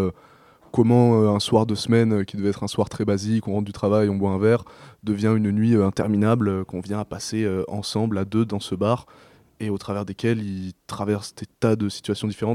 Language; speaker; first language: French; native; French